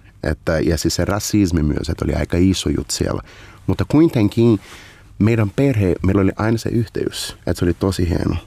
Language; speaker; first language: Finnish; non-native, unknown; Portuguese